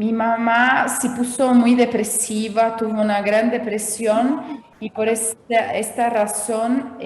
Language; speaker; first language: Spanish; non-native, fluent; Portuguese